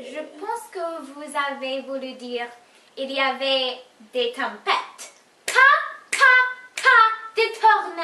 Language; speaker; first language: French; non-native, learner; English